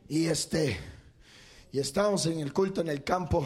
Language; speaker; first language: Spanish; native; Spanish